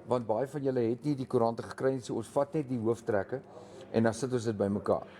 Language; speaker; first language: Afrikaans; native; Afrikaans